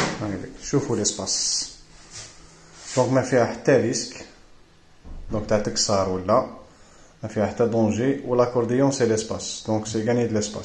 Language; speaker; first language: Arabic; native; Arabic